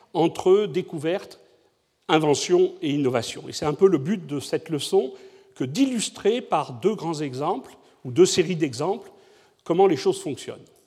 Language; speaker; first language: French; native; French